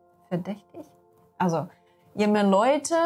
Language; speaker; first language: German; non-native, learner; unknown